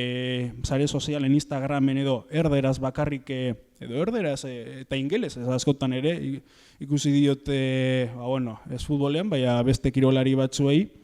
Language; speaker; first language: Basque; native; Basque